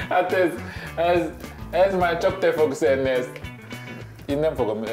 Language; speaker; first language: Hungarian; non-native, learner; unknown